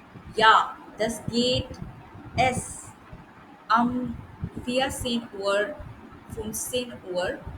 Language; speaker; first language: German; non-native, learner; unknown